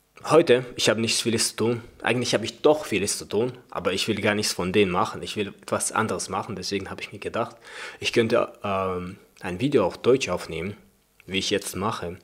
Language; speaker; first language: German; early bilingual, other home language; Chechen